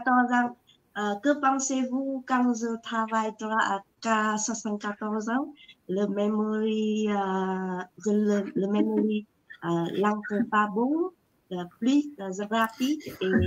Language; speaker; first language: French; non-native, learner; Vietnamese